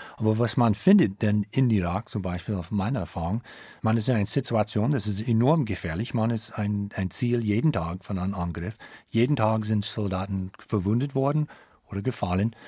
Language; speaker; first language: German; non-native, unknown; English